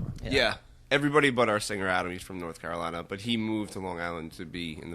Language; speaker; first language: English; native; English